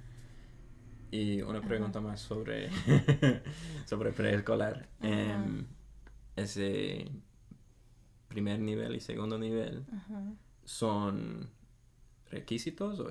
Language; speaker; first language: Spanish; non-native, fluent; English